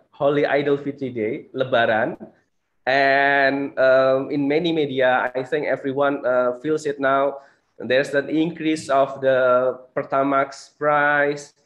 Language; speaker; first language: English; non-native, fluent; Indonesian